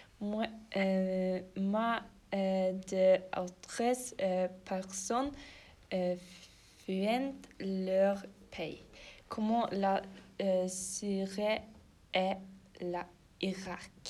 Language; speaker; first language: French; non-native, learner; Norwegian